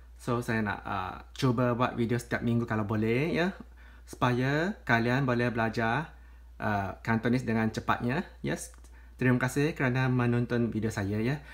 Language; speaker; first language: Malay; non-native, local second language; Cantonese